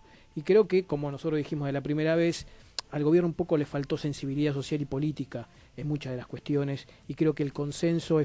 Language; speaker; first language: Spanish; native; Spanish